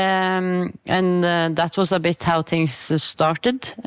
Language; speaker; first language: English; non-native, fluent; Norwegian